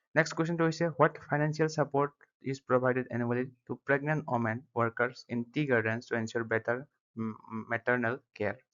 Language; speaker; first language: English; non-native, local second language; Assamese